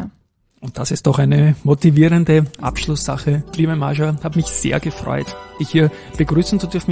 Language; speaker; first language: German; native; German